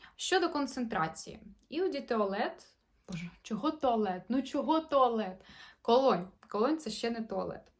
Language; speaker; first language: Ukrainian; non-native, local second language; Russian